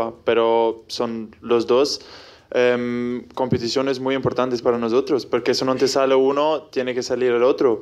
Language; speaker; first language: Spanish; non-native, fluent; German